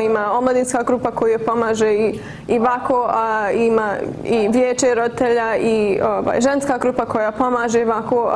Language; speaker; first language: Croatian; early bilingual, heritage; English